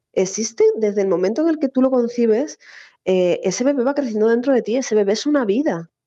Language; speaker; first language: Spanish; native; Spanish